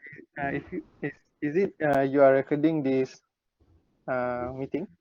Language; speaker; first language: English; non-native, local second language; Malay